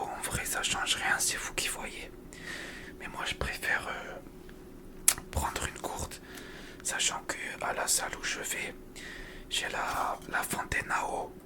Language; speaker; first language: French; native; French